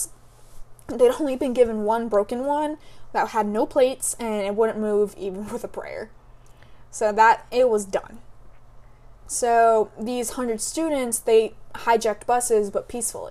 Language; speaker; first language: English; native; English